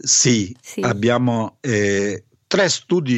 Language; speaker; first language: Italian; non-native, fluent; Albanian